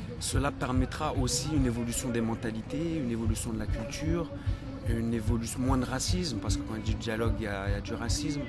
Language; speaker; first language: French; native; French